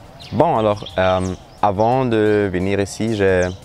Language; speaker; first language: French; non-native, learner; German